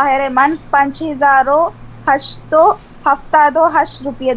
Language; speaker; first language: Persian; non-native, learner; Urdu